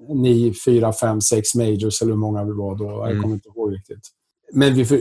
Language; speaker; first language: Swedish; native; Swedish